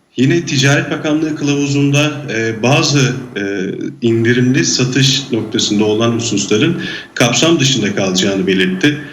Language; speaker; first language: Turkish; native; Turkish